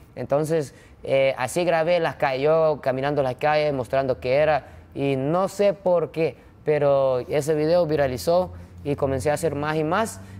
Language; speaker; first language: Spanish; non-native, fluent; Japanese